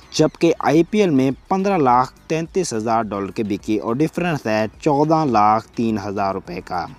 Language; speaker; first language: Urdu; native; Urdu